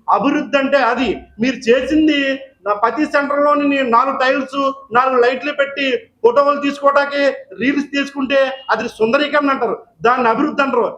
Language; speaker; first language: Telugu; native; Telugu